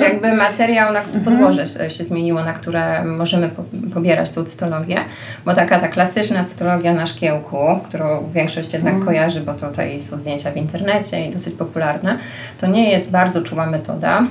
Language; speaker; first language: Polish; native; Polish